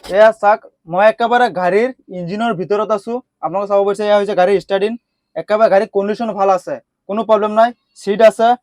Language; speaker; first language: Assamese; non-native, local second language; Bangla